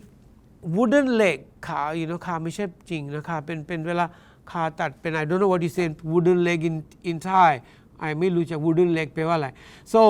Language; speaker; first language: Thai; non-native, learner; English